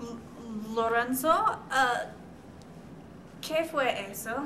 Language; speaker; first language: Spanish; non-native, learner; English